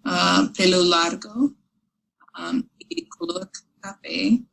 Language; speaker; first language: Spanish; non-native, learner; English